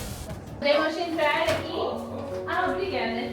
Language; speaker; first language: Portuguese; non-native, learner; English